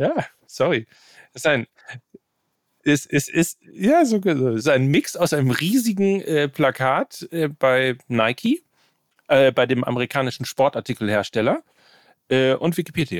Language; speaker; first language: German; native; German